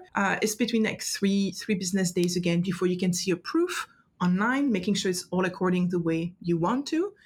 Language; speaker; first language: English; non-native, fluent; French